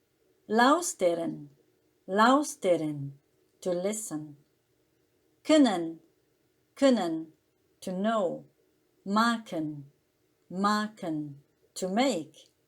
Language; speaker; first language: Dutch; non-native, learner; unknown